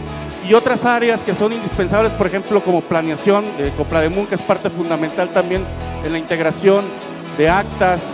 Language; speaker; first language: Spanish; native; Spanish